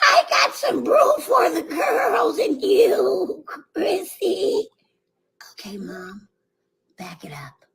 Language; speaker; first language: English; native; English